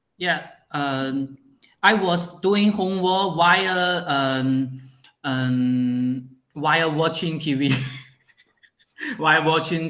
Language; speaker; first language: English; non-native, learner; Chinese